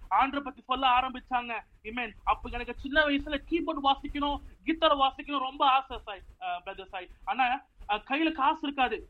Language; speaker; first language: Tamil; native; Tamil